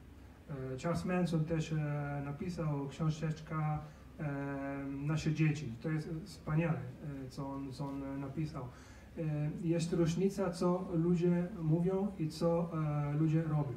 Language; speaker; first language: Polish; non-native, learner; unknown